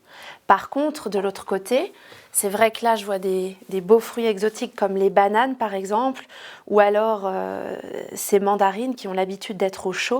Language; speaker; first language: French; native; French